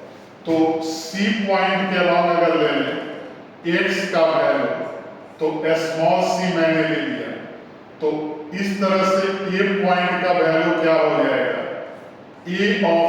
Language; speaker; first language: Hindi; native; Hindi